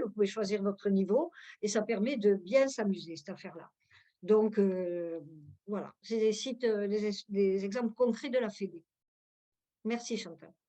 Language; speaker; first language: French; native; French